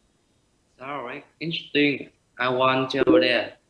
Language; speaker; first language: English; non-native, learner; Vietnamese